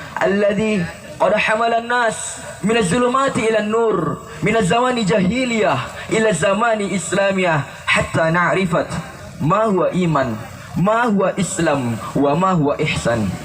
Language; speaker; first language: Arabic; non-native, learner; Indonesian